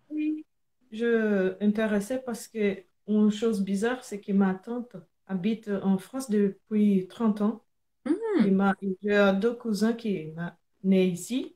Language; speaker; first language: French; non-native, learner; Portuguese